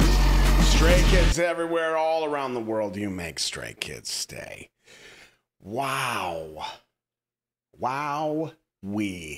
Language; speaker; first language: English; native; English